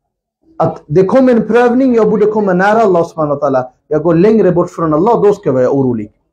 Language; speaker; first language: Swedish; non-native, local second language; Urdu